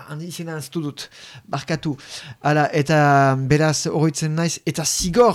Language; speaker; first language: Basque; native; Basque